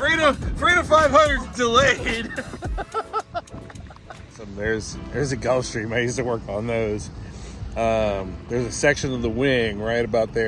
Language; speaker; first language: English; native; English